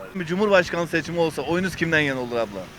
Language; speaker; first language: Turkish; native; Turkish